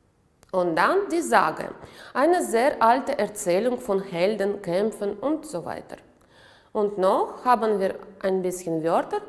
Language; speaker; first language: German; non-native, fluent; Uzbek